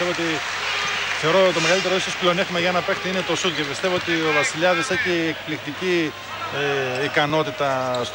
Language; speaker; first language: Greek; native; Greek